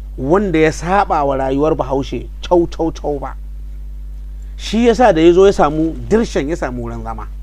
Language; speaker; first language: Hausa; native; Hausa